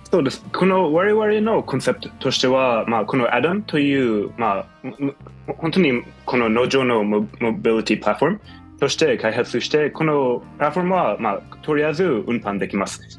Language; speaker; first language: Japanese; non-native, fluent; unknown